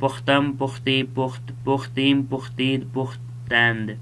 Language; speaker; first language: Persian; non-native, fluent; Urdu